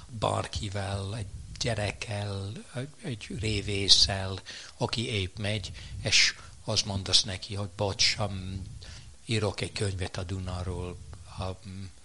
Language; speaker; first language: Hungarian; non-native, fluent; English